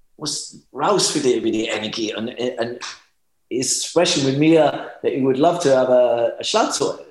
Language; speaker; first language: German; non-native, learner; English